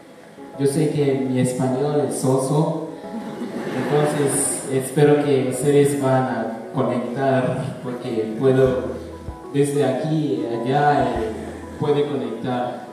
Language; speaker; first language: Spanish; non-native, learner; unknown